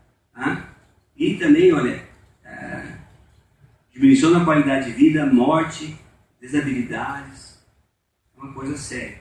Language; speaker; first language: Portuguese; native; Portuguese